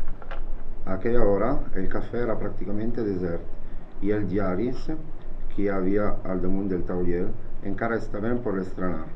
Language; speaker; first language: Catalan; non-native, learner; Italian